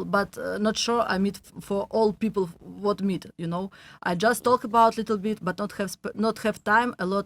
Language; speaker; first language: English; non-native, learner; Russian